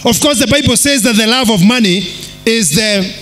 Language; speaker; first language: English; non-native, local second language; Kikuyu